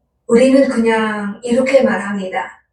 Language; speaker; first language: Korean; non-native, local second language; Filipino